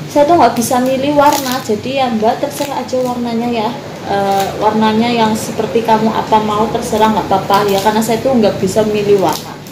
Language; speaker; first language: Indonesian; non-native, local second language; Javanese